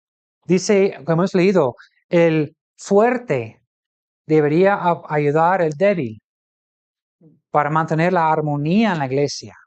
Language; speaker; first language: Spanish; non-native, fluent; English